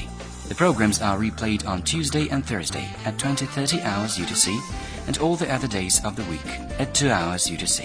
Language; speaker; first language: English; non-native, fluent; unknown